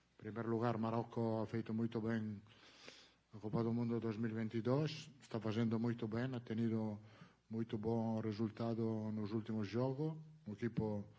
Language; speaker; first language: Portuguese; non-native, learner; Italian